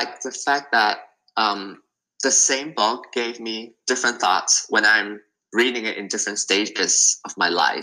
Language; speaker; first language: English; non-native, local second language; Cantonese